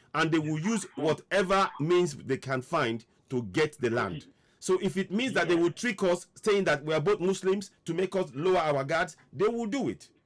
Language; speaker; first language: English; non-native, local second language; Yoruba